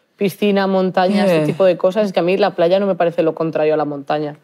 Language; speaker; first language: Spanish; native; Spanish